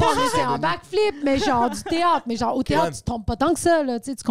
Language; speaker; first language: French; native; French